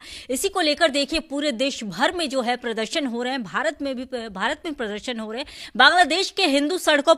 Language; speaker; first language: Hindi; native; Hindi